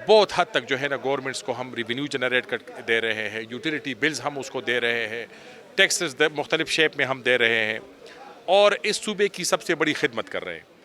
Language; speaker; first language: Urdu; non-native, local second language; Pashto